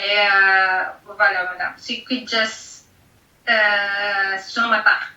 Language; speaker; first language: French; non-native, learner; Filipino